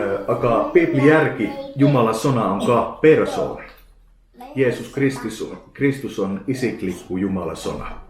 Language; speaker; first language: Estonian; non-native, learner; Finnish